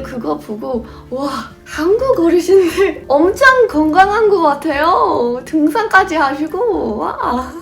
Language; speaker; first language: Korean; non-native, fluent; English